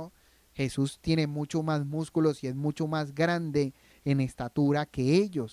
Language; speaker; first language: Spanish; native; Spanish